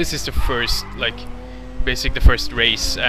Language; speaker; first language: English; non-native, fluent; Norwegian